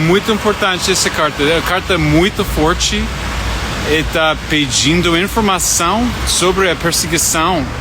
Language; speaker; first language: Portuguese; non-native, fluent; English